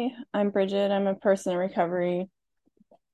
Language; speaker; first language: English; native; English